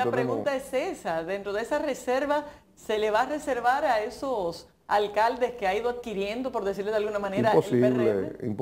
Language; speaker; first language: Spanish; native; Spanish